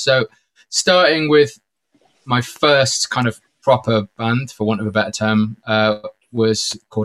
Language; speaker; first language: English; native; English